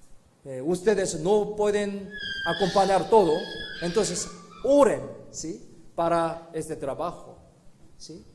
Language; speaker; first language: Spanish; non-native, fluent; Korean